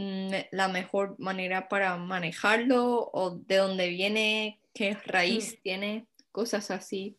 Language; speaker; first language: Spanish; non-native, fluent; English